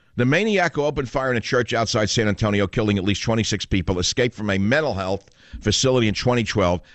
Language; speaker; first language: English; native; English